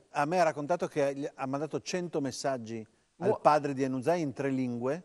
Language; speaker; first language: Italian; native; Italian